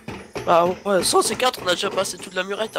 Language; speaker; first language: French; native; French